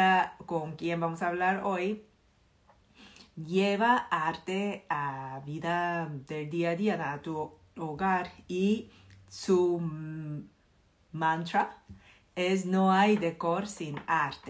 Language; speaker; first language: Spanish; non-native, fluent; Korean